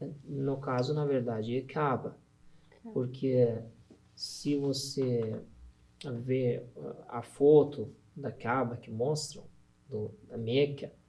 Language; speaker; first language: Portuguese; non-native, learner; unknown